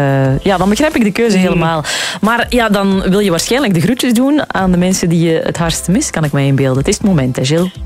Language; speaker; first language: Dutch; native; Dutch